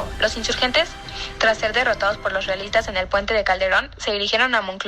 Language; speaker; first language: Spanish; native; Spanish